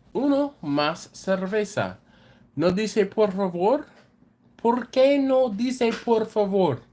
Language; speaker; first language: Spanish; non-native, learner; English